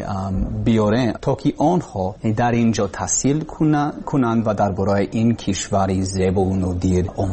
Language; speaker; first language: Persian; non-native, learner; English